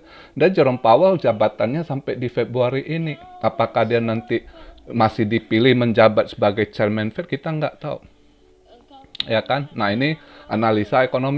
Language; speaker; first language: Indonesian; native; Indonesian